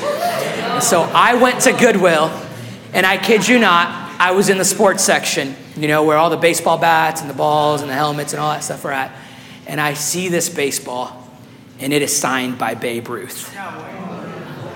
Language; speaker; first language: English; non-native, fluent; Spanish